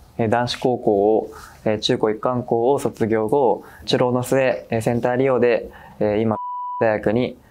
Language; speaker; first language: Japanese; native; Japanese